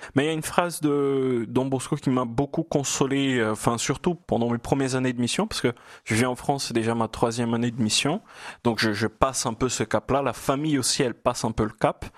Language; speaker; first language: French; non-native, fluent; Portuguese